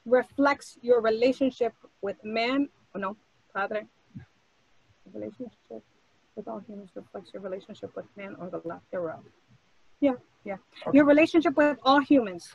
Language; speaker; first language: English; early bilingual, other home language; Spanish